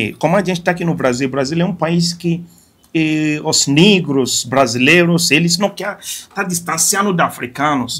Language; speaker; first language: Portuguese; non-native, fluent; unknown